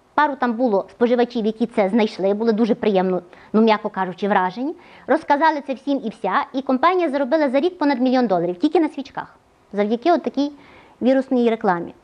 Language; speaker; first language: Ukrainian; native; Ukrainian